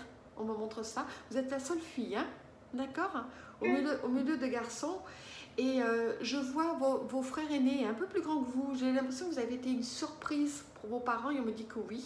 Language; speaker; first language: French; native; French